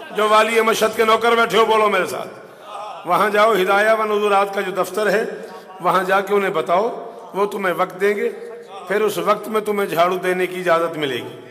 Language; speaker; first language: Urdu; non-native, local second language; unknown